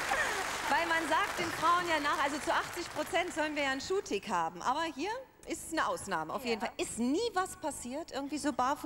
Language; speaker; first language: German; native; German